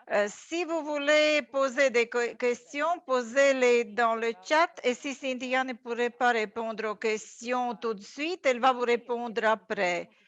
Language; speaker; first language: French; non-native, fluent; Latvian